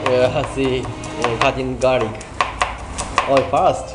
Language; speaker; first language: English; non-native, learner; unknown